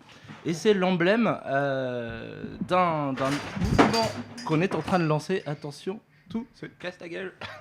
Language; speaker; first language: French; native; French